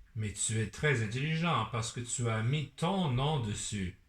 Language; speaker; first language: French; non-native, learner; English